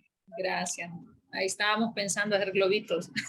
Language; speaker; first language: Spanish; native; Spanish